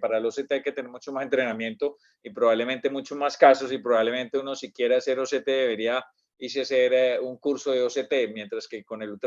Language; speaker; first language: Spanish; native; Spanish